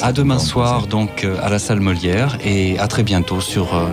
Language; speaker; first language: French; native; French